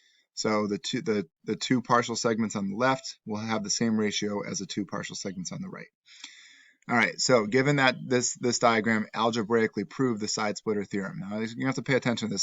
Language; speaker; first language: English; native; English